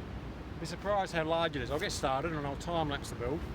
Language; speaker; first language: English; native; English